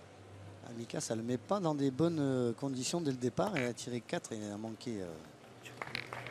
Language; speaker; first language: French; native; French